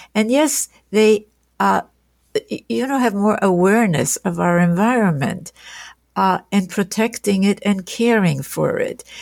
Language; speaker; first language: English; non-native, fluent; German